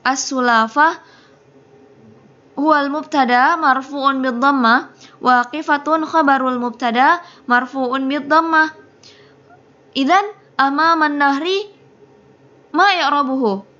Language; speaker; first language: Arabic; non-native, fluent; Indonesian